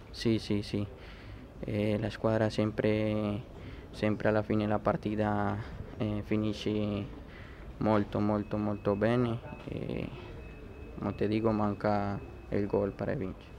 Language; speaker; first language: Italian; non-native, learner; Spanish